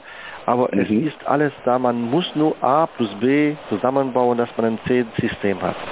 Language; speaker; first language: German; native; German